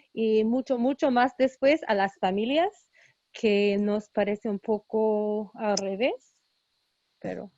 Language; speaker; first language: Spanish; early bilingual, heritage; Spanish